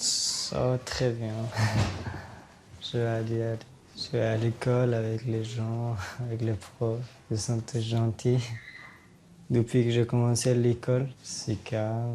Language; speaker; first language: French; non-native, fluent; Persian